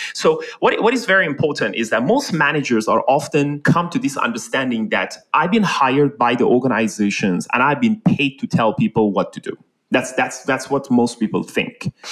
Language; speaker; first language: English; non-native, fluent; Persian